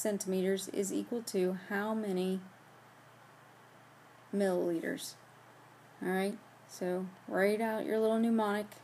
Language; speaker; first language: English; native; English